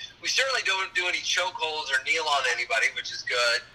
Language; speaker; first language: English; early bilingual, other home language; Spanish